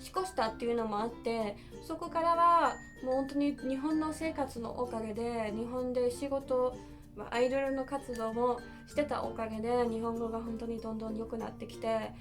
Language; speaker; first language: Japanese; non-native, fluent; German